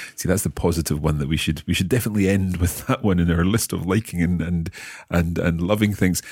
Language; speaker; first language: English; native; English